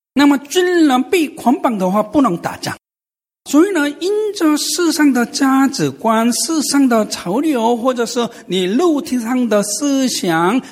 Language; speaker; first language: Chinese; non-native, fluent; Korean